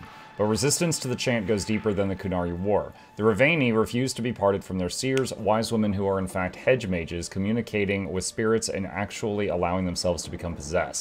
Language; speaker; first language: English; native; English